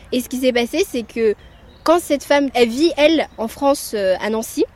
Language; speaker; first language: French; early bilingual, other home language; Amharic